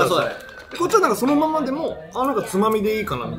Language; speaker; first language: Japanese; native; Japanese